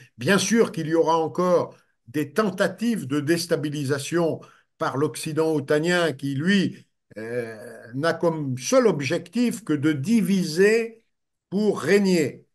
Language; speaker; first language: French; native; French